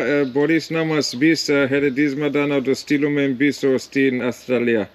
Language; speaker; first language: Greek; early bilingual, heritage; Greek